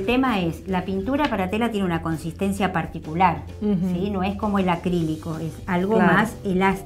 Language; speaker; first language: Spanish; native; Spanish